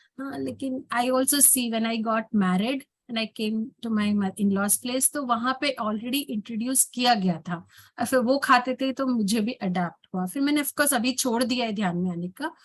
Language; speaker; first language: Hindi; non-native, local second language; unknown